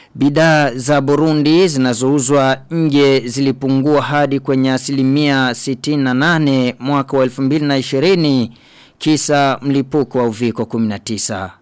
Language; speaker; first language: Swahili; non-native, local second language; Rundi